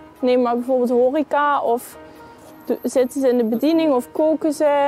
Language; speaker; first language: Dutch; native; Dutch